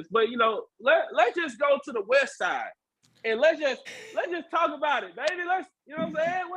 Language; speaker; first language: English; native; English